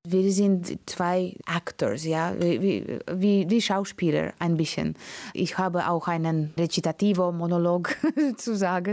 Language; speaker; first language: German; non-native, fluent; Russian